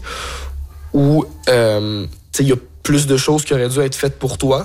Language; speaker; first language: French; native; French